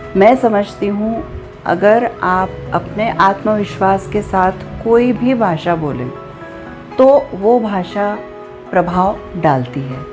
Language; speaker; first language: Hindi; native; Hindi